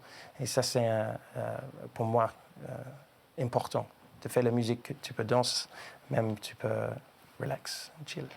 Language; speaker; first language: French; non-native, learner; English